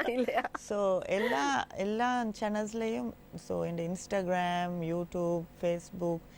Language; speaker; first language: Tamil; non-native, local second language; Gujarati